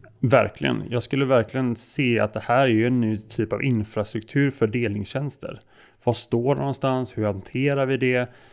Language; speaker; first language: Swedish; native; Swedish